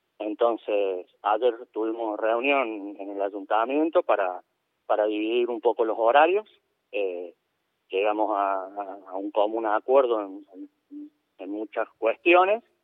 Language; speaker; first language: Spanish; native; Spanish